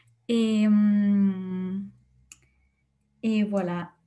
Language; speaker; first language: French; non-native, fluent; Spanish